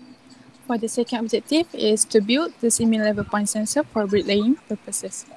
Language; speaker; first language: English; non-native, local second language; Malay